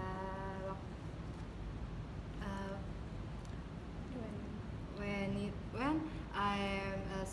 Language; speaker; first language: English; non-native, learner; Indonesian